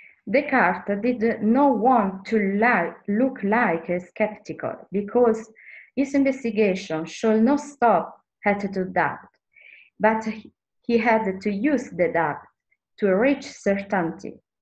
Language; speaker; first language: English; non-native, learner; Italian